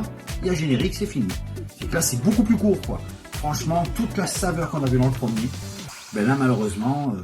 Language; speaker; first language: French; native; French